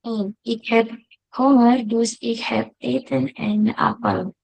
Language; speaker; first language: Dutch; non-native, learner; Indonesian